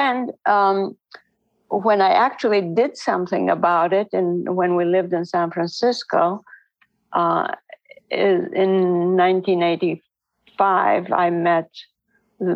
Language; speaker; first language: English; non-native, fluent; Ladino